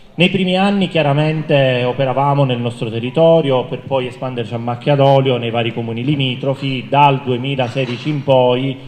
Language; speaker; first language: Italian; native; Italian